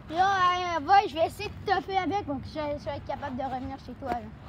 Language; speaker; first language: French; native; French